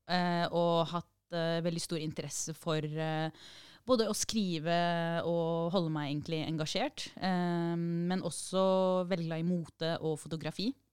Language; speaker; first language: Norwegian; early bilingual, other home language; Arabic